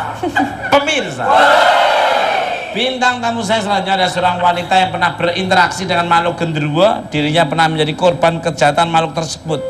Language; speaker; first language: Indonesian; native; Indonesian